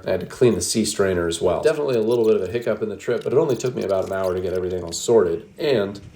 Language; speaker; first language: English; native; English